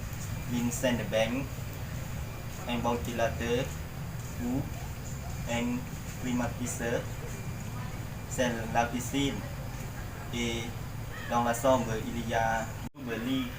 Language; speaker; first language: French; non-native, learner; Lao